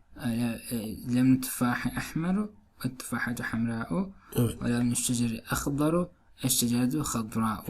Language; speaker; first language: Arabic; non-native, learner; Turkish